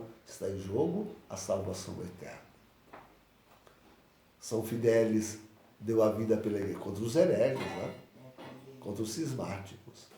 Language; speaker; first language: Portuguese; native; Portuguese